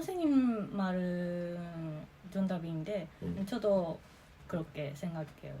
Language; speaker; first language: Korean; non-native, fluent; Japanese